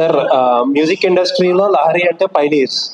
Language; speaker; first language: Telugu; native; Telugu